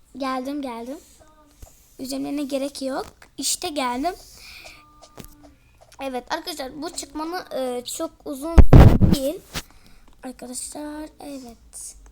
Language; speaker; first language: Turkish; early bilingual, heritage; Turkish